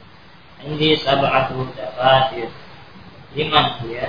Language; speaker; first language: Arabic; non-native, learner; Indonesian